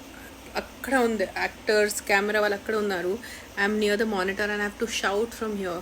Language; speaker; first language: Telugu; non-native, local second language; Marathi